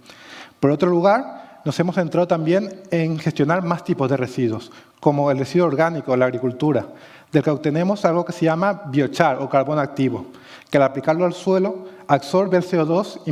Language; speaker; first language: Spanish; native; Spanish